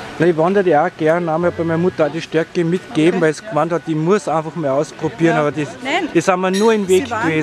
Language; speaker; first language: German; native; German